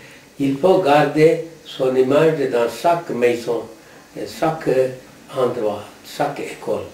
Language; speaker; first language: French; non-native, learner; Tamil